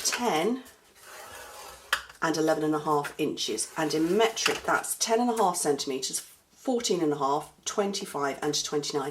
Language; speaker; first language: English; native; English